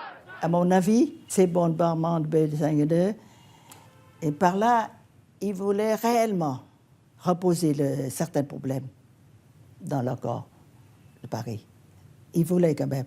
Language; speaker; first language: French; non-native, fluent; Vietnamese